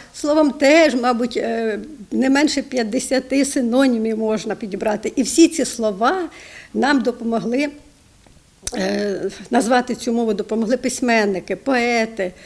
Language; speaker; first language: Ukrainian; native; Ukrainian